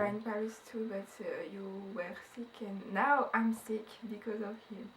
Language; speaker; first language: English; non-native, learner; French